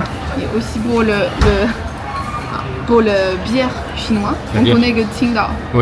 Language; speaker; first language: French; non-native, learner; Chinese